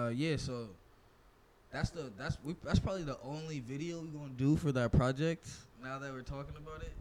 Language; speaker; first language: English; native; English